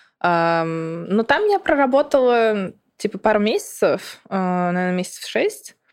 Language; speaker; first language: Russian; early bilingual, other home language; Serbian